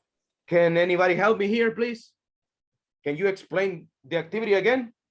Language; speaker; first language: English; non-native, fluent; Spanish